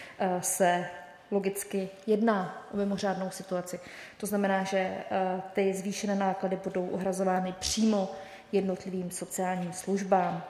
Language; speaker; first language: Czech; native; Czech